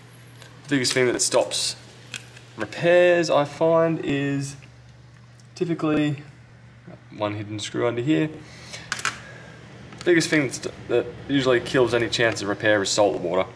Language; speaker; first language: English; native; English